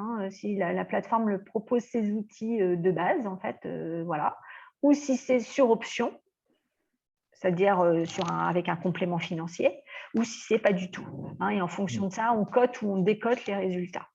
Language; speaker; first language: French; native; French